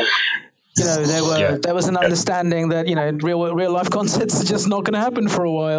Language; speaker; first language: English; native; English